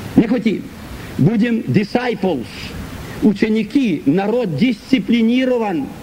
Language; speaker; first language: Russian; native; Russian